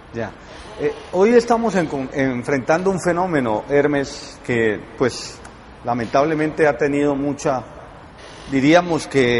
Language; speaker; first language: Spanish; native; Spanish